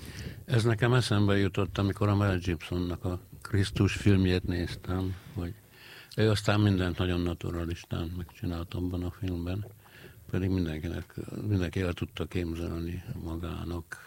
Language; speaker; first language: Hungarian; native; Hungarian